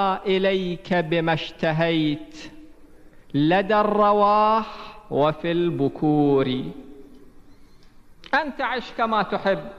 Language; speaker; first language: Arabic; native; Arabic